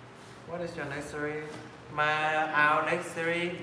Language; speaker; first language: English; non-native, learner; Vietnamese